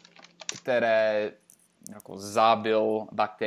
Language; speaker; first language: Czech; non-native, learner; English